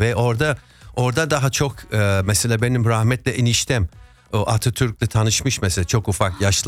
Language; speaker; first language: Turkish; non-native, fluent; English